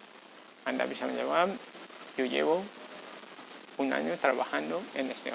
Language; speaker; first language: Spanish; non-native, fluent; Indonesian